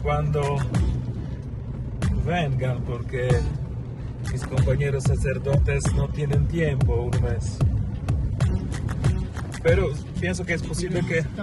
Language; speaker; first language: Spanish; non-native, learner; Polish